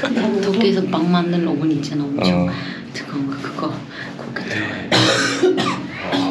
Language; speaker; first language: Korean; non-native, learner; Turkish